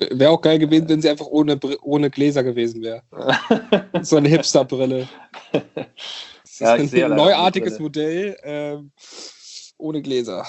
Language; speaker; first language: German; native; German